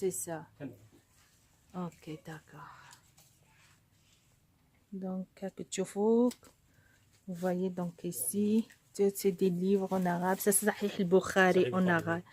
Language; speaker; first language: French; non-native, local second language; Arabic